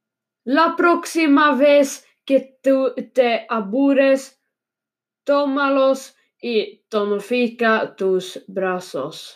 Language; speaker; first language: Spanish; non-native, learner; Swedish